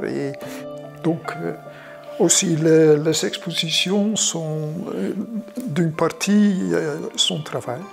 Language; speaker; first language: French; non-native, fluent; Dutch